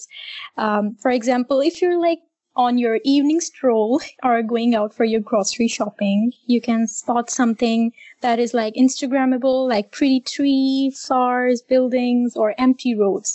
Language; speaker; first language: English; non-native, local second language; Urdu